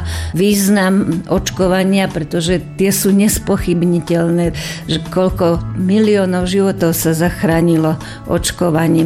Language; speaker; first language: Slovak; native; Slovak